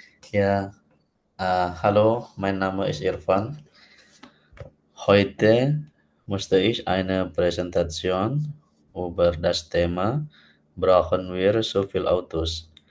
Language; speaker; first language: German; non-native, learner; Indonesian